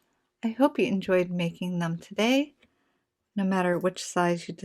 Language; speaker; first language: English; native; English